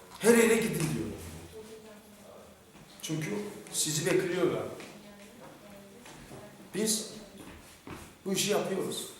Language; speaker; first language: Turkish; non-native, fluent; Korean